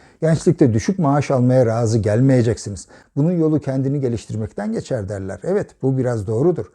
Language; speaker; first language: Turkish; native; Turkish